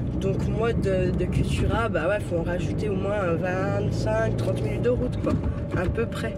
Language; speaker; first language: French; native; French